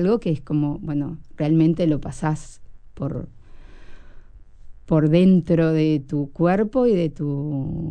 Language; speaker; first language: Spanish; native; Spanish